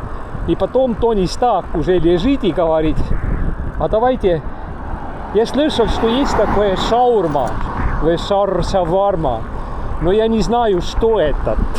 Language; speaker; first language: Russian; non-native, local second language; Estonian